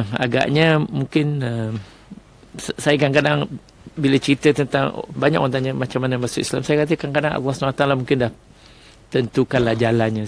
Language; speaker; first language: Malay; non-native, local second language; Chinese